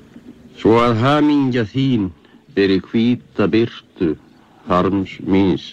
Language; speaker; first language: Icelandic; native; Icelandic